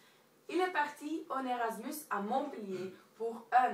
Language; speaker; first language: French; non-native, local second language; Dutch